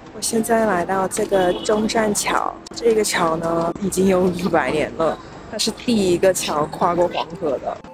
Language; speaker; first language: Chinese; early bilingual, other home language; English